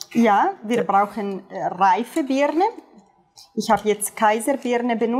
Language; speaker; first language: German; non-native, fluent; Italian